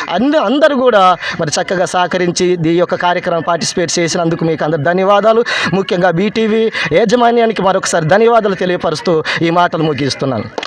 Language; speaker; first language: Telugu; non-native, local second language; Koya